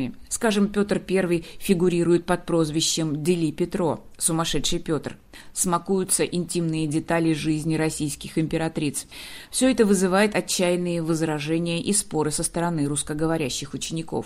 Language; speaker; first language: Russian; native; Russian